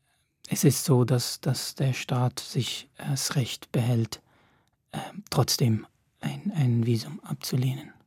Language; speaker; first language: German; non-native, fluent; Arabic